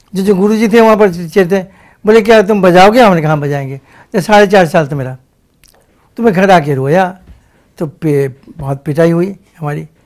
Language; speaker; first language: Hindi; non-native, local second language; Bangla